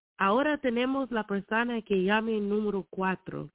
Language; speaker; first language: Spanish; non-native, learner; English